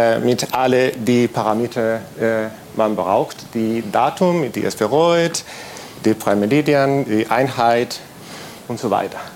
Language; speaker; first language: German; non-native, fluent; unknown